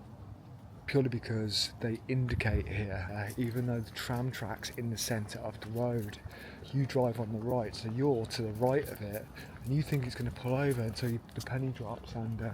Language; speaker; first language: English; native; English